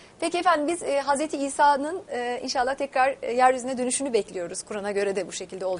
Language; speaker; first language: Turkish; native; Turkish